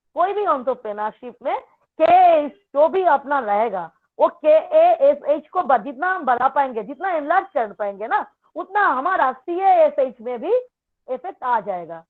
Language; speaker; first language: Hindi; non-native, local second language; Bangla